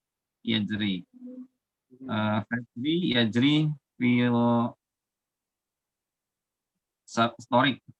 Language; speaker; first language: Arabic; non-native, learner; Indonesian